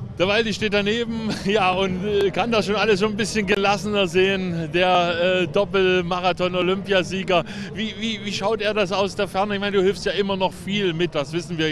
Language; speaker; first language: German; native; German